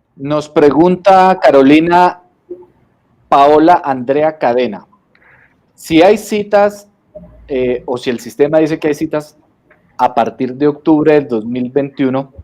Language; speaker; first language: Spanish; native; Spanish